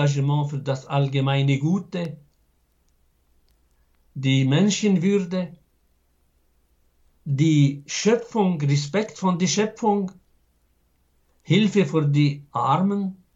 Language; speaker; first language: German; non-native, fluent; Arabic